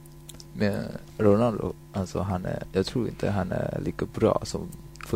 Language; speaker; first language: Swedish; non-native, fluent; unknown